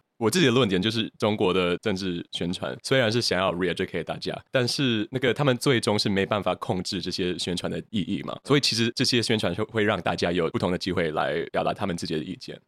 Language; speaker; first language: Chinese; early bilingual, heritage; English